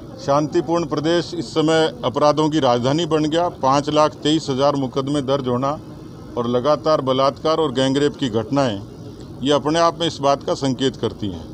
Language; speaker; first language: Hindi; native; Hindi